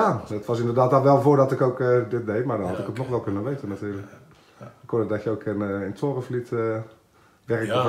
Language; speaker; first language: Dutch; native; Dutch